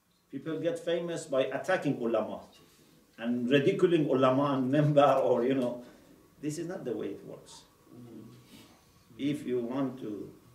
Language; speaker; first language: English; non-native, fluent; Persian